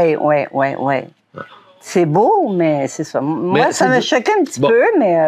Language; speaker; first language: French; native; French